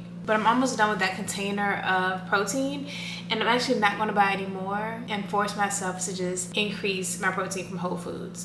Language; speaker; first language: English; native; English